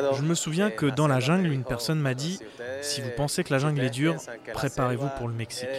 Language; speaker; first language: French; non-native, fluent; Spanish